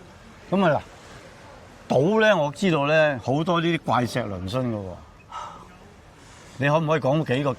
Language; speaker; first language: Cantonese; native; Cantonese